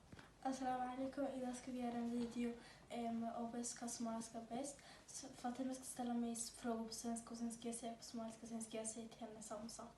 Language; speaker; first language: Swedish; early bilingual, other home language; Somali